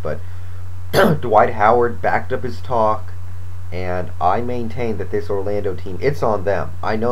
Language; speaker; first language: English; native; English